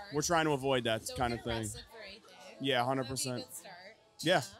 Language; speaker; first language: English; native; English